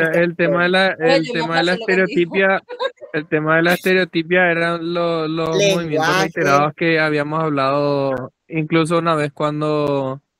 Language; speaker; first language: Spanish; native; Spanish